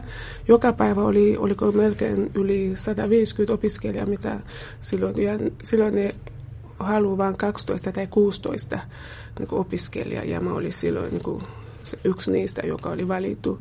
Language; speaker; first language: Finnish; non-native, fluent; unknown